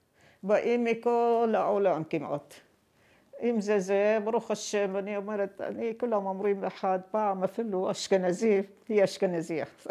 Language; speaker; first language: Hebrew; non-native, fluent; Arabic